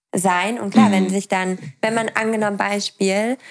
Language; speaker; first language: German; native; German